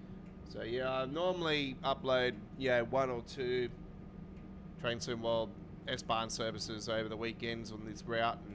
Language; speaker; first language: English; native; English